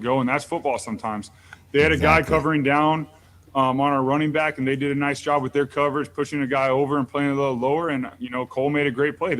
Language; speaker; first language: English; native; English